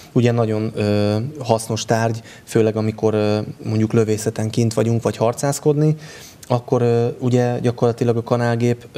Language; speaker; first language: Hungarian; native; Hungarian